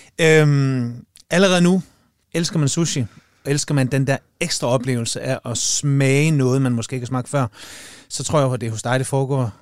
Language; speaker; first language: Danish; native; Danish